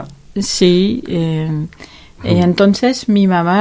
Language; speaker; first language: Spanish; non-native, learner; French